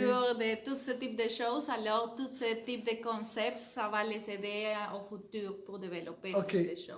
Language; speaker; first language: French; non-native, fluent; Spanish